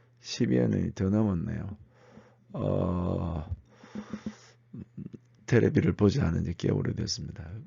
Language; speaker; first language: Korean; native; Korean